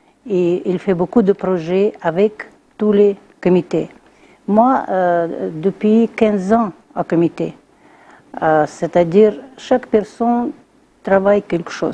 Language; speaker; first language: French; non-native, learner; Russian